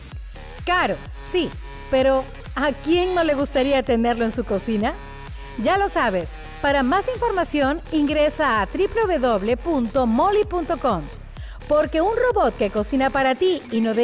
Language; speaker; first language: Spanish; native; Spanish